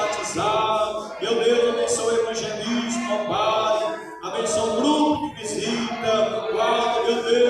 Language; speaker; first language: Portuguese; native; Portuguese